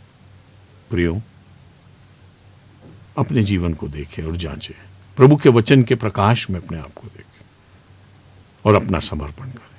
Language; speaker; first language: Hindi; native; Hindi